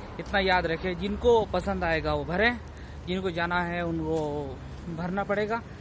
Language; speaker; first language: Hindi; native; Hindi